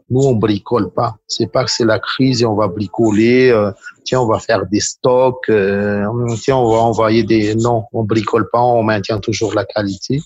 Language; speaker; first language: French; non-native, local second language; Malagasy